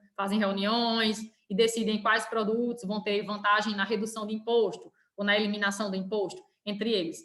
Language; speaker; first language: Portuguese; native; Portuguese